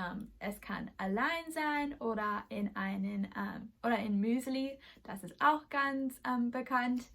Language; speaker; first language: German; non-native, learner; English